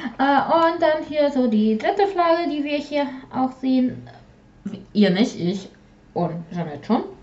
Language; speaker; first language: German; early bilingual, other home language; Polish